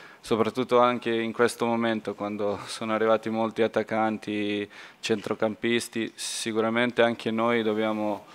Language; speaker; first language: Italian; non-native, fluent; Serbian